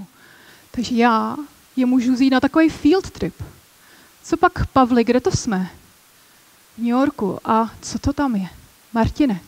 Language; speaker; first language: Czech; native; Czech